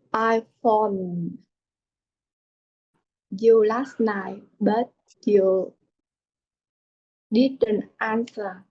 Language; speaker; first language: English; non-native, learner; Vietnamese